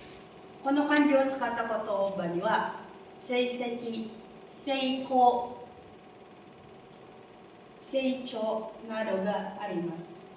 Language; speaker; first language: Japanese; non-native, learner; Indonesian